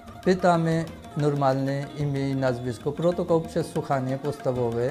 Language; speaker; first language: Polish; non-native, learner; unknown